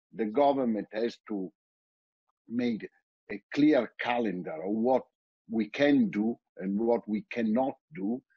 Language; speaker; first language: English; non-native, fluent; Italian